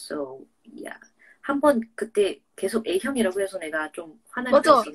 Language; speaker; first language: Korean; non-native, fluent; English